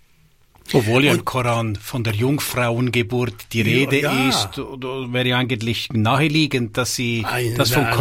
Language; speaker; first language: German; native; German